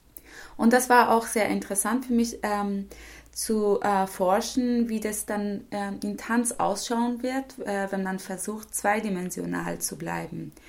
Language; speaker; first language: German; non-native, fluent; Persian